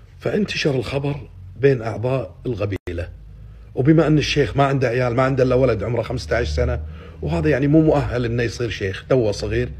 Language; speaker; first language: Arabic; native; Arabic